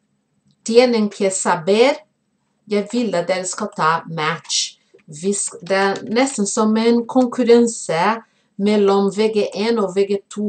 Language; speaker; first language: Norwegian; non-native, fluent; Portuguese